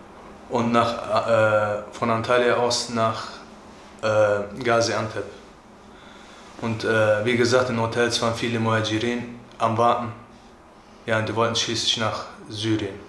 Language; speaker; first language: German; early bilingual, other home language; Turkish